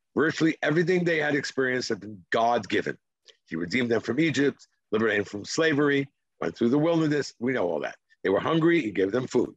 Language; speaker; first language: English; non-native, fluent; Hebrew